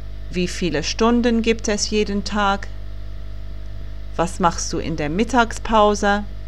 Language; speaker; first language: German; non-native, fluent; English